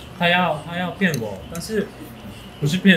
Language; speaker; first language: Chinese; non-native, learner; Korean